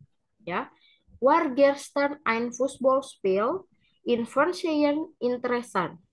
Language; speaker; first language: German; non-native, learner; Indonesian